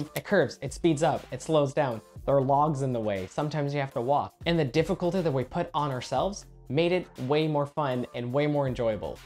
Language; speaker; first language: English; native; English